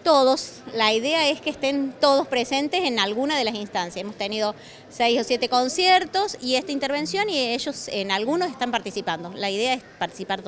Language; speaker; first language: Spanish; native; Spanish